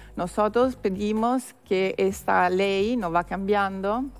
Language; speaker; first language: Spanish; non-native, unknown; Italian